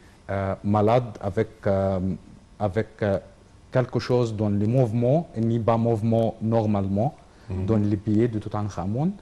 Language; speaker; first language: French; non-native, learner; Arabic